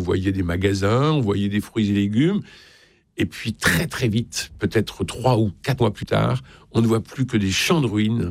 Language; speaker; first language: French; native; French